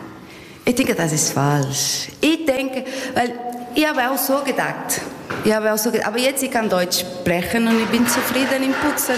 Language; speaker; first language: German; non-native, learner; Portuguese